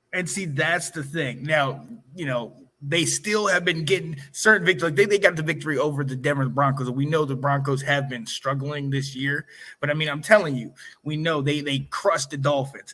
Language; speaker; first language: English; native; English